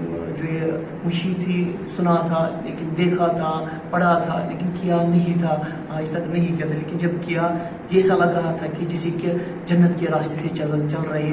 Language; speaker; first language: Hindi; non-native, local second language; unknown